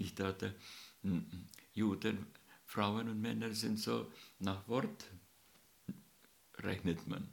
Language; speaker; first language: German; non-native, learner; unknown